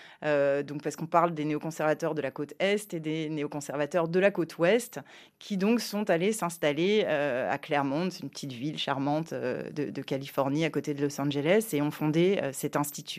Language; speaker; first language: French; native; French